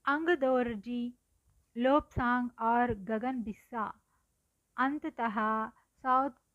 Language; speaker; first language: Hindi; non-native, local second language; Telugu